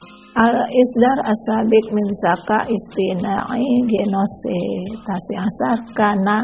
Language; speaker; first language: Arabic; non-native, fluent; Indonesian